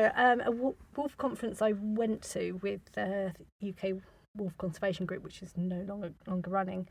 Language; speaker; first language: English; native; English